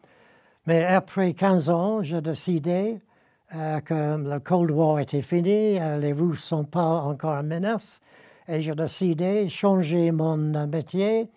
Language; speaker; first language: French; non-native, fluent; English